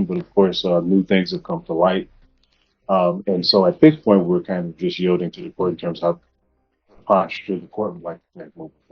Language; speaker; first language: English; native; English